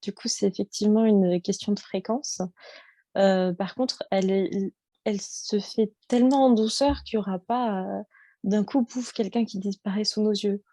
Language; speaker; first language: French; native; French